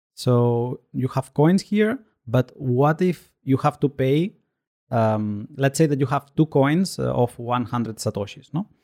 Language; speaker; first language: English; non-native, fluent; Spanish